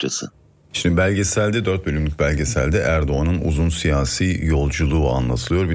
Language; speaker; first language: Turkish; native; Turkish